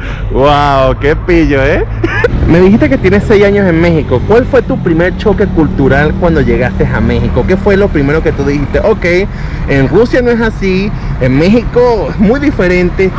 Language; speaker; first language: Spanish; native; Spanish